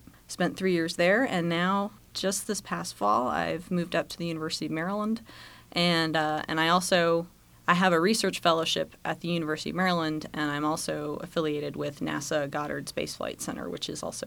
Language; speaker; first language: English; native; English